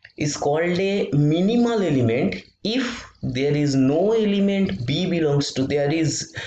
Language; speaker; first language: English; non-native, local second language; Bangla